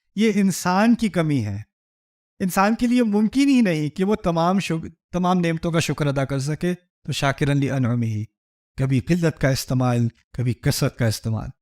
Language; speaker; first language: Urdu; early bilingual, heritage; Urdu